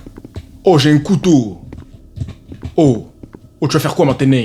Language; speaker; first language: French; native; French